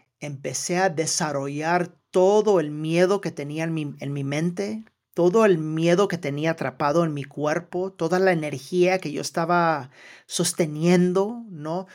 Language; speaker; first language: Spanish; early bilingual, heritage; Spanish